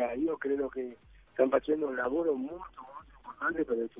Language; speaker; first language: Italian; non-native, fluent; Spanish